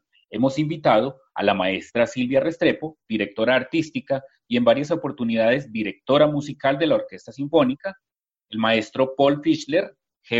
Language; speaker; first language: Spanish; native; Spanish